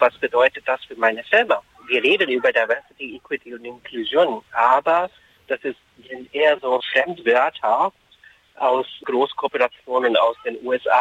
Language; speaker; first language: German; non-native, fluent; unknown